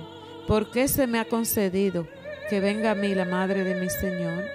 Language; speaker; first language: Spanish; native; Spanish